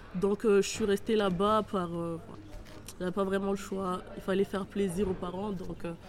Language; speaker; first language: French; non-native, local second language; Comorian